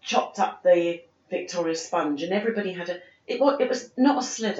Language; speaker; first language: English; native; English